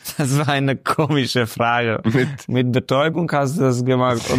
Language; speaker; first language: German; non-native, learner; Romanian